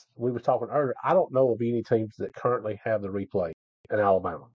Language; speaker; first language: English; native; English